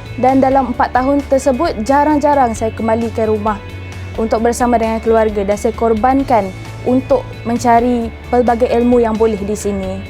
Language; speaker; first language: Malay; non-native, local second language; Iban